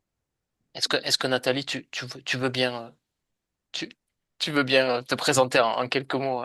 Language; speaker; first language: French; native; French